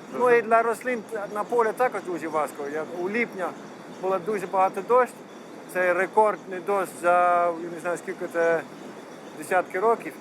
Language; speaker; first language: Ukrainian; non-native, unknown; Dutch